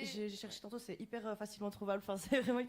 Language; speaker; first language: French; native; French